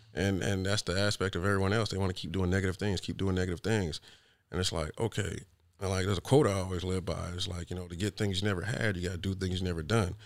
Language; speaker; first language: English; native; English